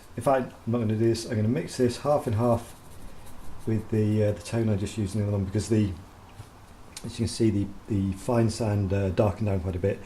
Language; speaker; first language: English; native; English